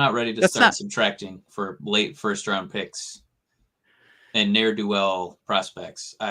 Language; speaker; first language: English; native; English